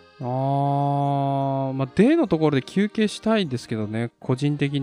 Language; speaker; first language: Japanese; native; Japanese